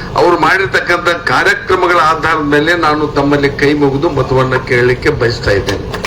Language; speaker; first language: Kannada; native; Kannada